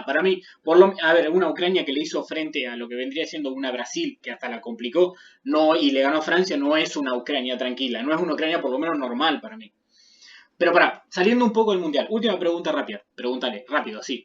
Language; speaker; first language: Spanish; native; Spanish